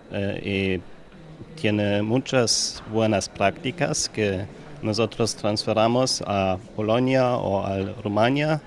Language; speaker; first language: Spanish; non-native, learner; German